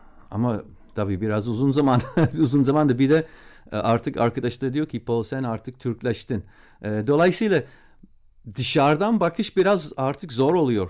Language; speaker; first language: Turkish; non-native, fluent; English